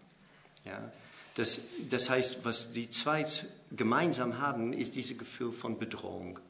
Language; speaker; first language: German; non-native, fluent; English